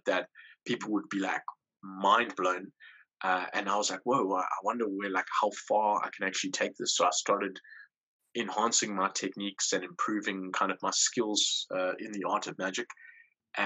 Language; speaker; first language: English; native; English